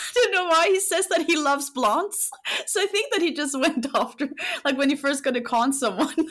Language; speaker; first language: English; non-native, fluent; Norwegian